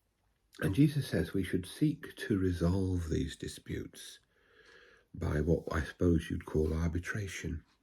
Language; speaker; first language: English; native; English